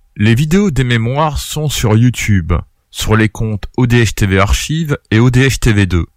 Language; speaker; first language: French; native; French